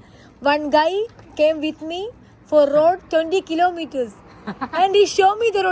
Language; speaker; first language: English; non-native, learner; Malayalam